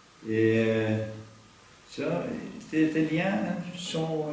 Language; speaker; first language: French; non-native, fluent; Norwegian